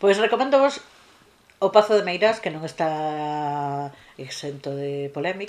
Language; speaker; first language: Galician; native; Galician